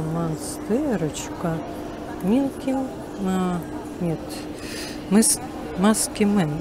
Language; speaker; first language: Russian; native; Russian